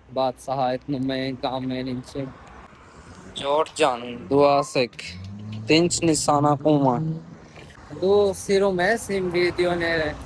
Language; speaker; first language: Armenian; non-native, learner; Hindi